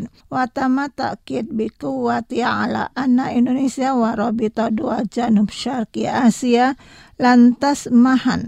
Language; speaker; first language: Arabic; non-native, fluent; Indonesian